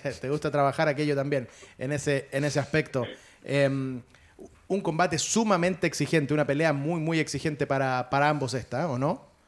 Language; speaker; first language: Spanish; native; Spanish